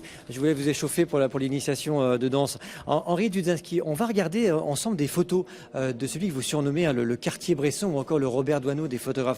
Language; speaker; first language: French; native; French